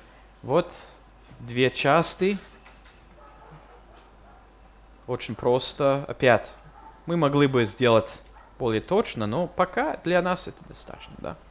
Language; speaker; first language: Russian; non-native, fluent; English